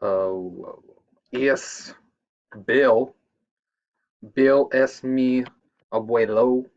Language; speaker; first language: Spanish; non-native, learner; English